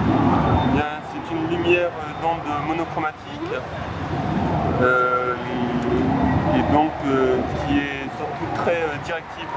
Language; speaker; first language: French; native; French